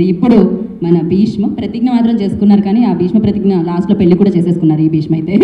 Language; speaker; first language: Telugu; native; Telugu